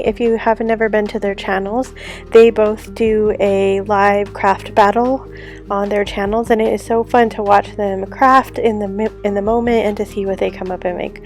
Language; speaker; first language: English; native; English